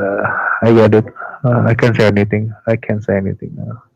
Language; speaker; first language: English; non-native, learner; Indonesian